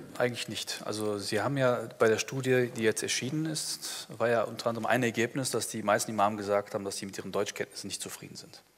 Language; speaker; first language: German; early bilingual, other home language; Turkish